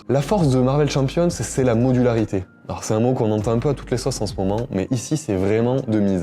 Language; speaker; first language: French; native; French